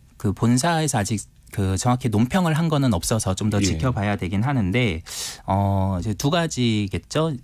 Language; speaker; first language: Korean; native; Korean